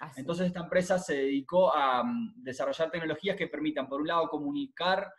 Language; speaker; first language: Spanish; native; Spanish